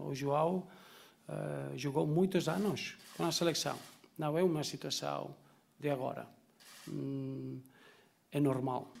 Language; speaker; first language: Portuguese; non-native, learner; Spanish